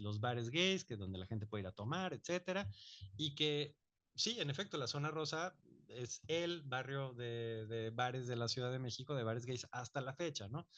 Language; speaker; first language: Spanish; native; Spanish